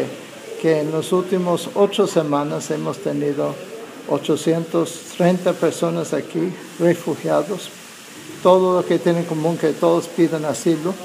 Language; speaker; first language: Spanish; non-native, fluent; English